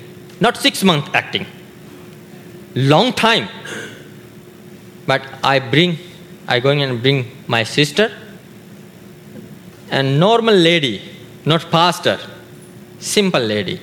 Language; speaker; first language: English; non-native, learner; Urdu